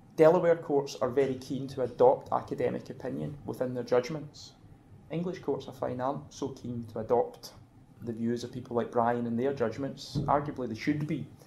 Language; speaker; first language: English; native; English